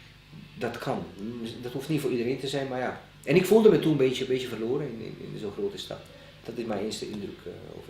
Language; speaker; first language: Dutch; non-native, fluent; Bosnian